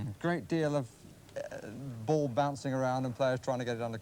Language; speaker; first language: English; native; English